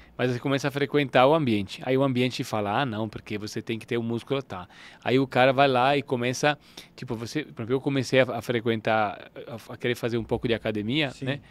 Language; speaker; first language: Portuguese; non-native, fluent; Italian